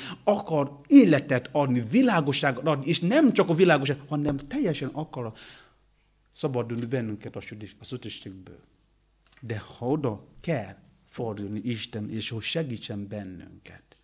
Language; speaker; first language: Hungarian; non-native, learner; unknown